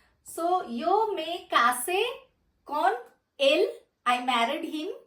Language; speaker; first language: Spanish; non-native, fluent; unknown